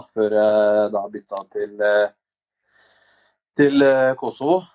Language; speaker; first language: Norwegian; early bilingual, other home language; Albanian